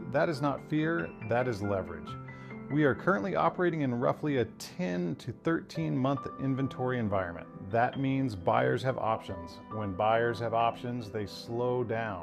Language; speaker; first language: English; native; English